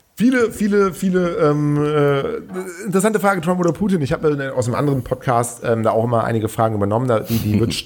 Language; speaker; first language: German; native; German